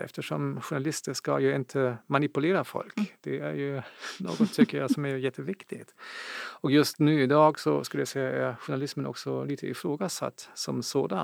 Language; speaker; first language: Swedish; non-native, fluent; German